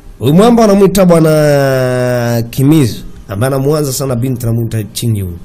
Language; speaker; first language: Swahili; native; Swahili